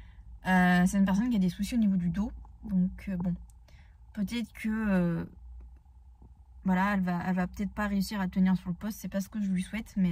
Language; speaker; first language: French; native; French